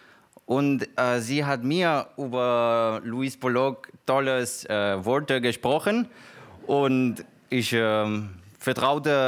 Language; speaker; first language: German; non-native, learner; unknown